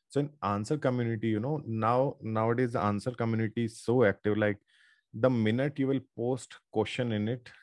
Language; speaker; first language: English; non-native, local second language; Hindi